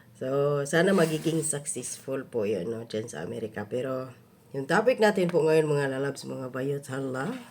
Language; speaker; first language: Filipino; non-native, local second language; Cebuano